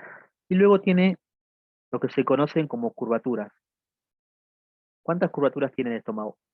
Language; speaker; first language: Spanish; native; Spanish